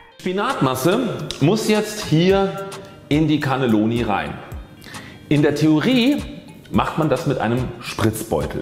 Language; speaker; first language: German; native; German